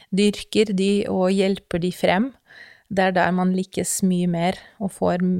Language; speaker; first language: Norwegian; non-native, fluent; Russian